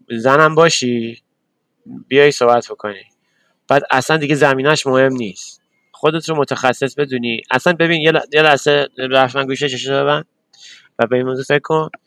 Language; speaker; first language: Persian; early bilingual, other home language; English